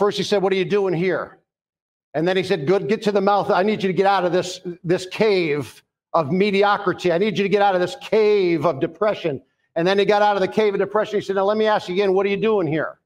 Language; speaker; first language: English; native; English